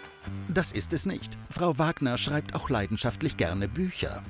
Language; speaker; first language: German; native; German